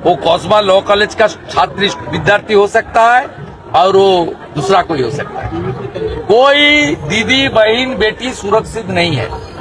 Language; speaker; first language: Hindi; non-native, local second language; Bangla